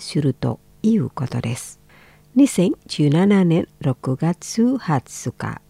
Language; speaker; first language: Japanese; non-native, fluent; Indonesian